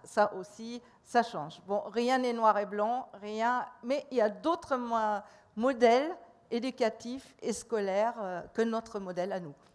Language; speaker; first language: French; non-native, fluent; German